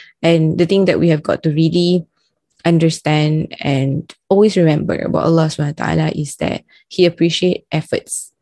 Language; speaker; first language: English; non-native, local second language; Malay